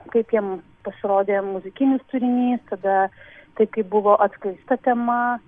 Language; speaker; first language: Lithuanian; native; Lithuanian